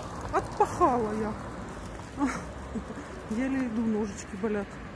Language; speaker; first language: Russian; native; Russian